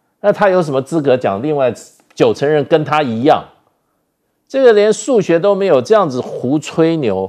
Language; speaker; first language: Chinese; native; Chinese